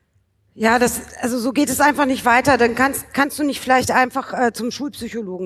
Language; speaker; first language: German; native; German